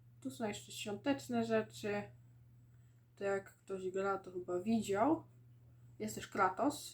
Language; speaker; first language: Polish; native; Polish